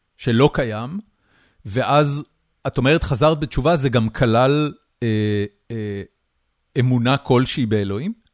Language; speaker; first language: Hebrew; native; Hebrew